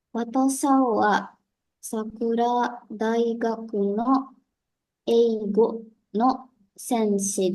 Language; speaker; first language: Japanese; non-native, learner; Indonesian